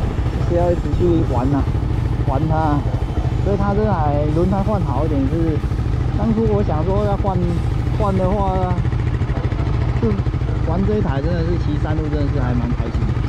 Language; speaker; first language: Chinese; native; Chinese